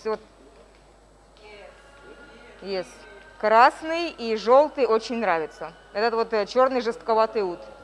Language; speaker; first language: Russian; native; Russian